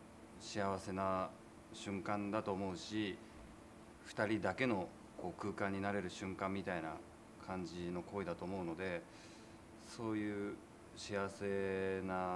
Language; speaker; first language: Japanese; native; Japanese